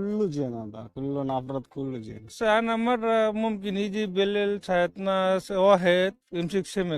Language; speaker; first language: Arabic; non-native, learner; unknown